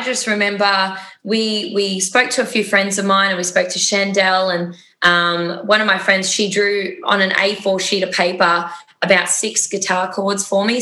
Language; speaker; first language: English; native; English